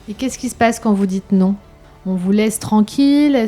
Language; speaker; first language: French; native; French